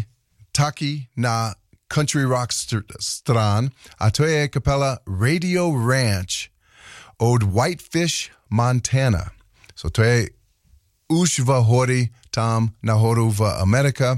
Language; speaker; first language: Czech; non-native, learner; English